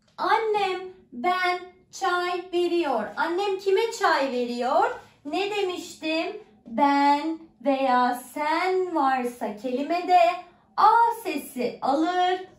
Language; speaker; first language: Turkish; native; Turkish